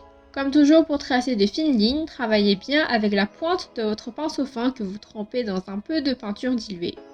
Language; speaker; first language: French; native; French